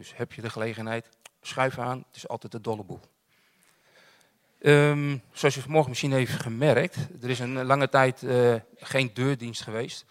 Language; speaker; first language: Dutch; native; Dutch